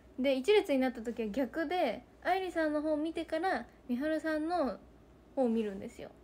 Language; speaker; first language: Japanese; native; Japanese